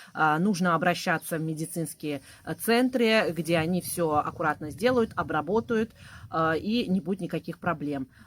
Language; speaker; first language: Russian; native; Russian